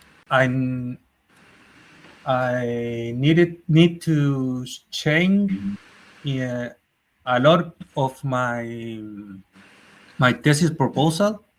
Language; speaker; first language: English; non-native, learner; Spanish